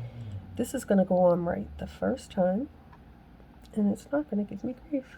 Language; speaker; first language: English; native; English